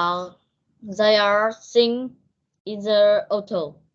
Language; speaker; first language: English; non-native, learner; Vietnamese